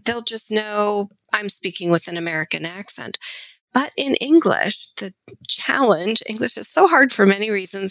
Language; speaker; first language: English; native; English